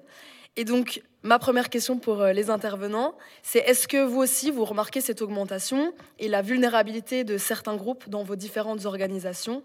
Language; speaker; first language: French; native; French